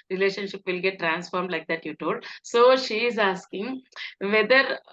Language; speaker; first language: English; non-native, local second language; Kannada